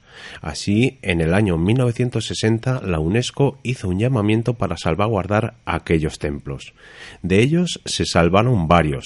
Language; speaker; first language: Spanish; native; Spanish